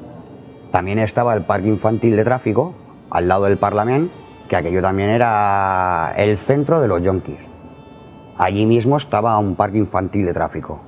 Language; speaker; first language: Spanish; native; Spanish